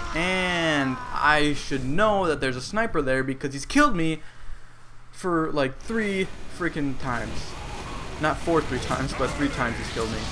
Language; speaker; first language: English; native; English